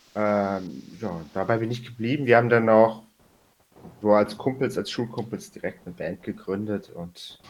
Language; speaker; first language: German; native; German